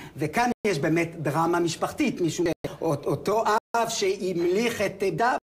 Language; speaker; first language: Hebrew; non-native, fluent; French